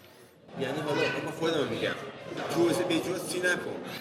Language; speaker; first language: Persian; native; Persian